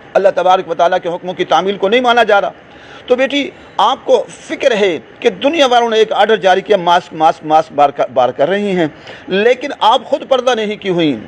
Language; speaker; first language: Urdu; non-native, local second language; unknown